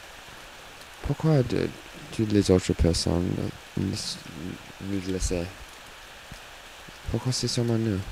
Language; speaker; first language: French; non-native, learner; English